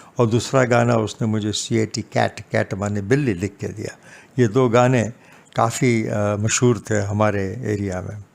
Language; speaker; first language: Hindi; non-native, local second language; Gujarati